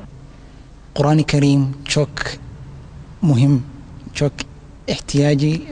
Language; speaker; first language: Turkish; non-native, learner; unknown